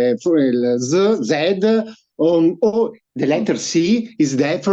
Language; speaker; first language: English; non-native, learner; Italian